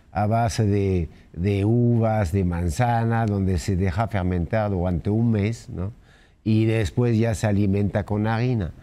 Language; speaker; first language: Spanish; non-native, fluent; French